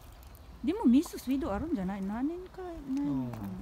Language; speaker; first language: Japanese; non-native, learner; Filipino